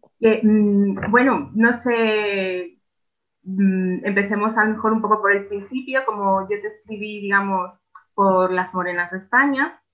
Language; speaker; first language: Spanish; native; Spanish